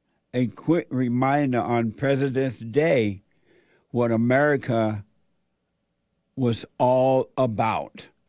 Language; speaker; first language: English; native; English